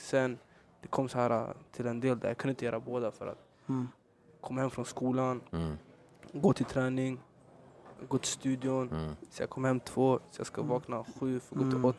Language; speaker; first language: Swedish; early bilingual, other home language; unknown